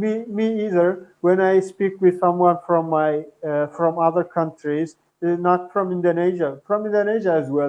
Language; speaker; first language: English; non-native, fluent; Turkmen